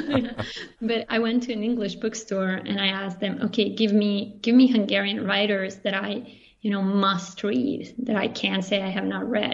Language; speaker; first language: English; non-native, fluent; Serbian